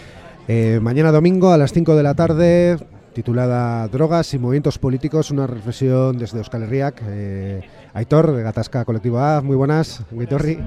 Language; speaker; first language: Spanish; native; Spanish